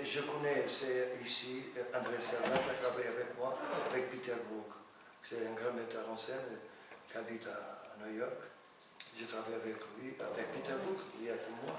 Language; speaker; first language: French; non-native, fluent; Portuguese